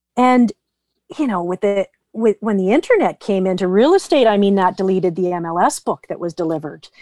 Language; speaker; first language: English; native; English